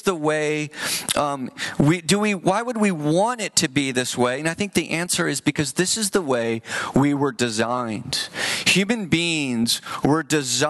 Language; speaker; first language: English; native; English